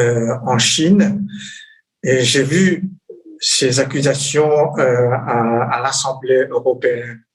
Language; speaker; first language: French; non-native, fluent; Chinese